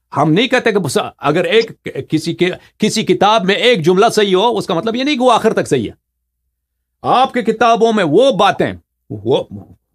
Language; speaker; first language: Hindi; non-native, fluent; Persian